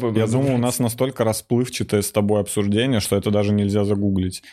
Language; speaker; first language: Russian; native; Russian